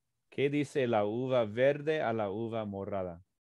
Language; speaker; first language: Spanish; non-native, fluent; English